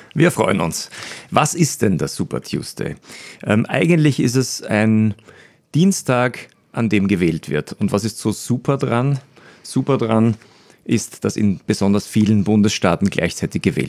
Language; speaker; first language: German; native; German